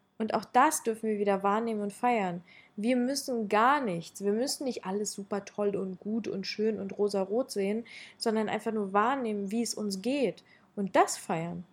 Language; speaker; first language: German; early bilingual, other home language; Russian